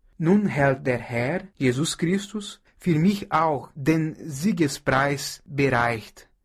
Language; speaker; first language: German; non-native, fluent; Portuguese